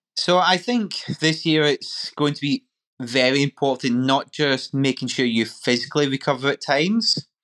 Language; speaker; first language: English; native; English